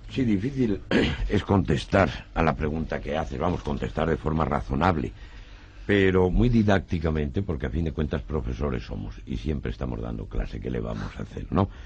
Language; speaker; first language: Spanish; native; Spanish